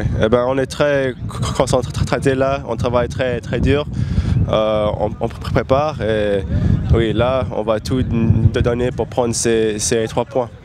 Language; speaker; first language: French; non-native, learner; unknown